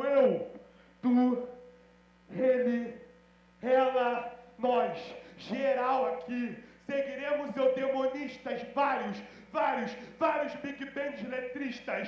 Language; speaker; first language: Portuguese; native; Portuguese